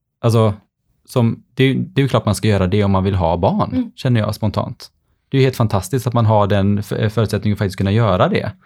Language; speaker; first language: Swedish; early bilingual, other home language; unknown